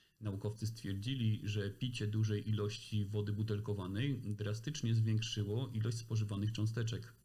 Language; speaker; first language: Polish; native; Polish